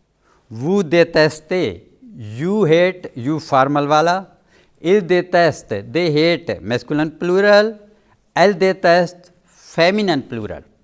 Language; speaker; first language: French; non-native, fluent; Urdu